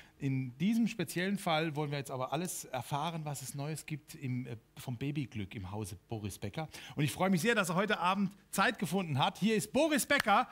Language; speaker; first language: German; native; German